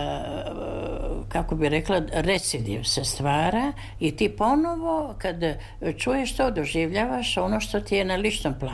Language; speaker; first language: Serbian; native; Serbian